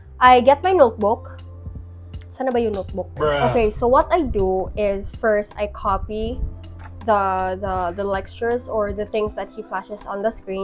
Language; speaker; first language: English; non-native, local second language; Filipino